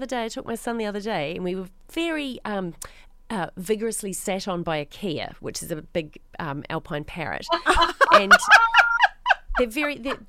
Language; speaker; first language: English; native; English